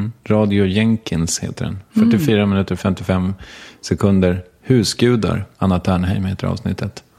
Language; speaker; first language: Swedish; native; Swedish